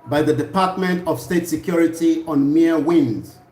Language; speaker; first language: English; non-native, local second language; Yoruba